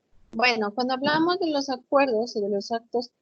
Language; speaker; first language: Spanish; native; Spanish